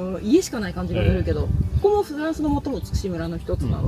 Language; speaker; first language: Japanese; native; Japanese